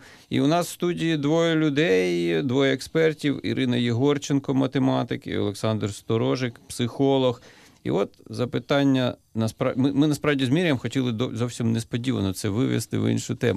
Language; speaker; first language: Ukrainian; native; Ukrainian